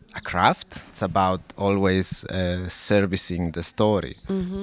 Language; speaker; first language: English; non-native, fluent; Italian